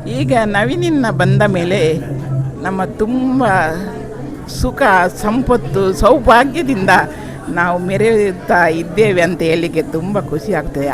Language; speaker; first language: Kannada; non-native, local second language; Tulu